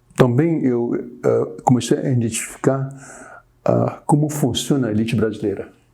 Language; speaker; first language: Portuguese; early bilingual, other home language; Chinese